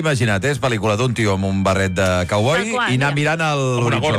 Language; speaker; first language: Catalan; native; Catalan